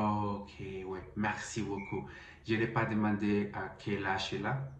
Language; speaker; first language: French; non-native, learner; Spanish